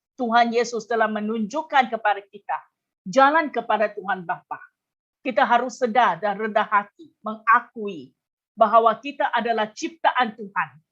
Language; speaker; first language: Malay; non-native, local second language; Chinese